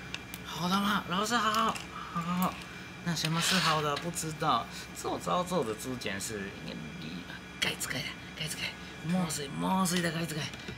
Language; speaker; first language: Chinese; non-native, learner; Japanese